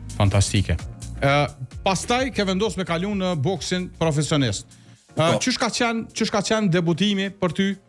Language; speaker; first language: Albanian; native; Albanian